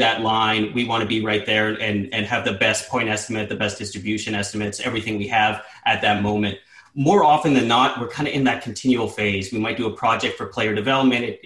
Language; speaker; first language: English; native; English